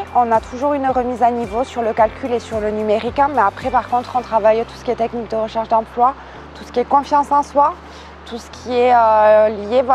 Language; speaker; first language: French; native; French